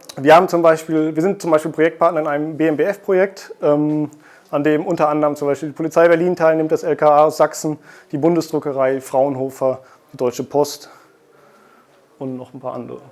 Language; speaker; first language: German; native; German